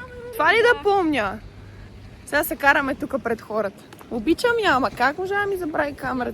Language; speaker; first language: Bulgarian; native; Bulgarian